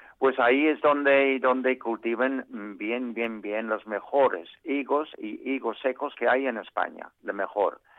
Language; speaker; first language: Spanish; non-native, fluent; English